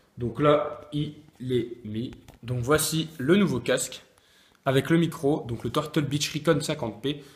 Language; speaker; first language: French; native; French